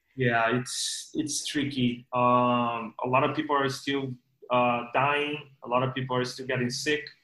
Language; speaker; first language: English; non-native, fluent; Portuguese